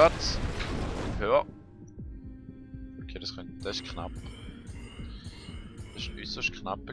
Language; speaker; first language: German; native; German